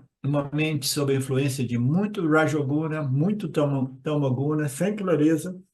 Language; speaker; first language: Portuguese; native; Portuguese